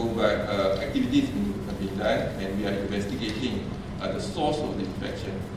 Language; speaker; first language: English; non-native, local second language; Malay